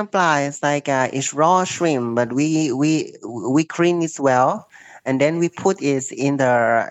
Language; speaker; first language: English; non-native, learner; Thai